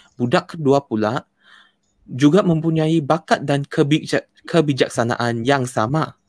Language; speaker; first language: Malay; non-native, local second language; Chinese